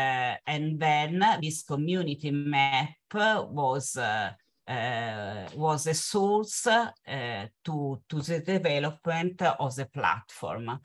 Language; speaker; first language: English; non-native, fluent; Italian